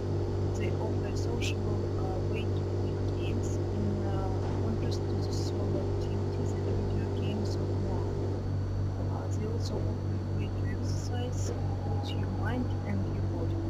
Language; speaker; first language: English; non-native, learner; Russian